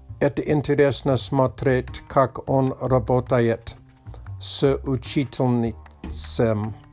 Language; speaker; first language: Russian; non-native, learner; Polish